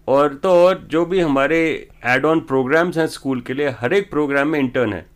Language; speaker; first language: Hindi; native; Hindi